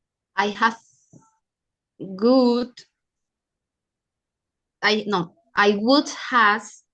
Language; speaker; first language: English; non-native, learner; Spanish